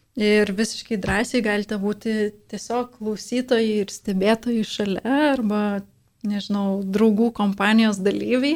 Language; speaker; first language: Lithuanian; native; Lithuanian